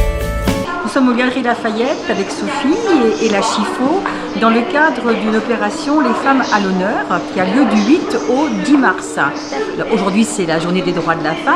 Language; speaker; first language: French; native; French